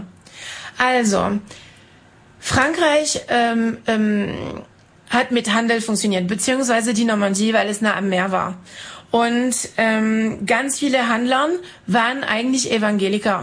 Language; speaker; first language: German; non-native, fluent; French